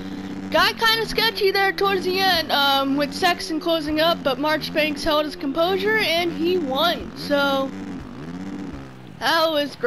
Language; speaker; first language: English; native; English